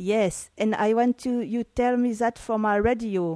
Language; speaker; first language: English; non-native, learner; French